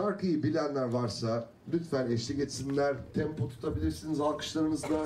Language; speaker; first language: Turkish; native; Turkish